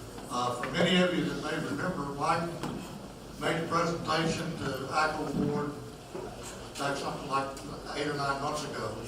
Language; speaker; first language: English; native; English